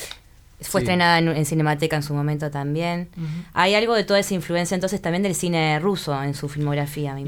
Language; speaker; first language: Spanish; native; Spanish